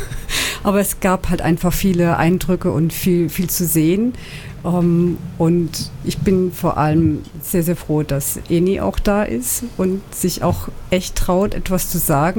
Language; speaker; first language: German; native; German